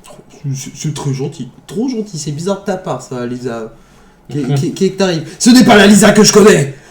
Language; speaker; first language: French; native; French